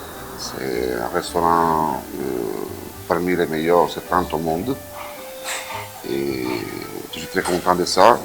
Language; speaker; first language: French; non-native, fluent; Italian